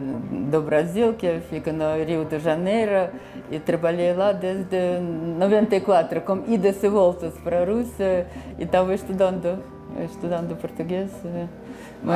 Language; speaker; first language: Portuguese; non-native, fluent; Russian